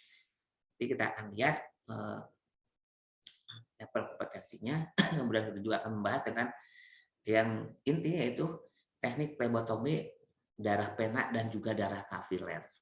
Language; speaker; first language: Indonesian; native; Indonesian